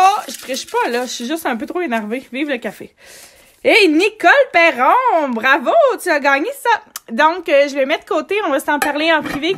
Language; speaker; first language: French; native; French